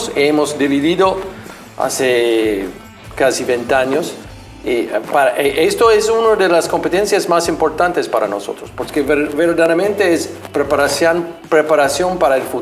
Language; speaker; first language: Spanish; non-native, fluent; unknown